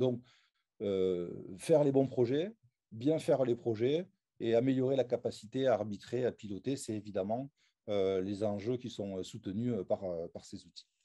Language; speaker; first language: French; native; French